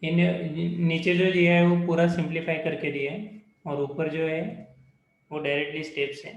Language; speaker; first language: Hindi; non-native, local second language; Marathi